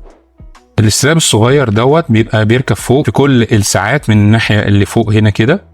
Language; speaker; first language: Arabic; native; Arabic